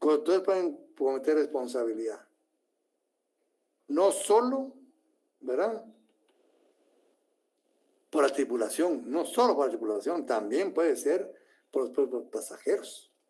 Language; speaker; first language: Spanish; native; Spanish